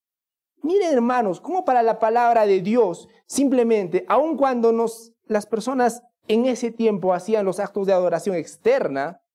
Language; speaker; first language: Spanish; native; Spanish